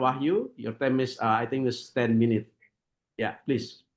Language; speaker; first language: English; non-native, learner; Indonesian